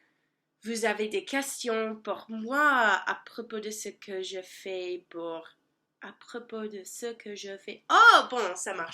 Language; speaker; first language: French; non-native, learner; English